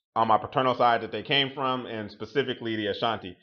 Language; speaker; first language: English; native; English